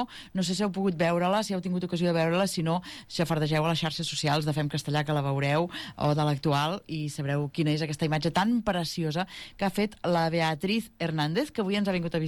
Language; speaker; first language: Catalan; native; Catalan